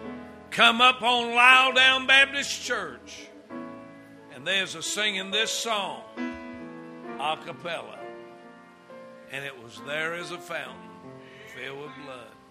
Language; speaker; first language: English; native; English